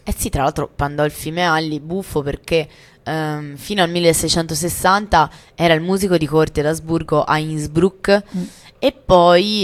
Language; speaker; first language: Italian; native; Italian